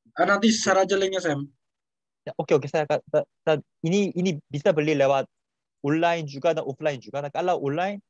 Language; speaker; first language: Indonesian; non-native, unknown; Korean